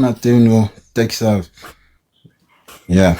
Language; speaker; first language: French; non-native, local second language; Susu